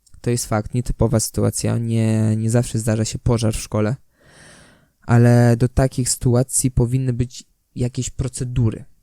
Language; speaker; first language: Polish; native; Polish